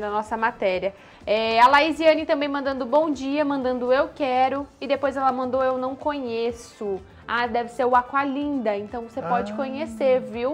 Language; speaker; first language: Portuguese; native; Portuguese